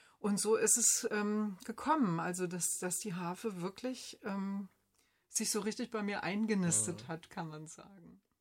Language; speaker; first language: German; native; German